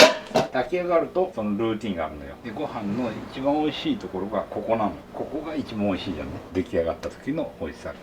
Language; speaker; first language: Japanese; native; Japanese